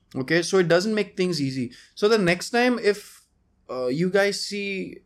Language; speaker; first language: English; non-native, local second language; Konkani